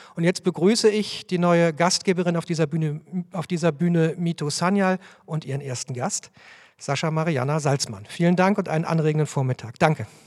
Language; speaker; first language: German; native; German